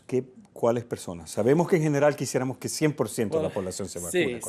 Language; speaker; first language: Spanish; native; Spanish